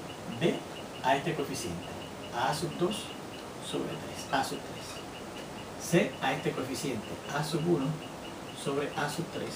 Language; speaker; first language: Spanish; native; Spanish